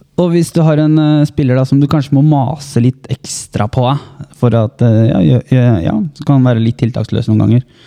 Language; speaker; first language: Norwegian; native; Norwegian